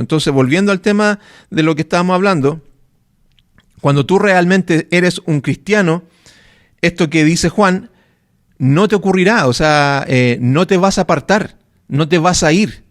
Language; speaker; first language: Spanish; native; Spanish